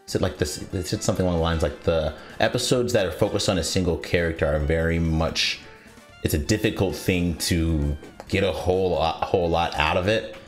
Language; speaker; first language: English; native; English